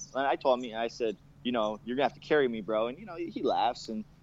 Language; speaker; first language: English; native; English